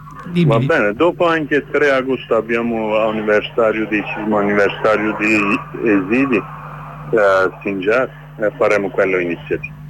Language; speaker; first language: Italian; non-native, learner; Kurdish